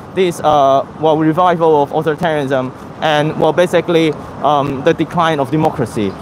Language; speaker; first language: English; non-native, local second language; Cantonese